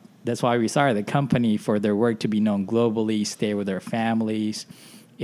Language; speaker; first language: English; non-native, local second language; Filipino